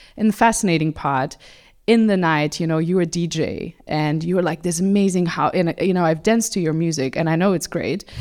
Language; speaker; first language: English; non-native, fluent; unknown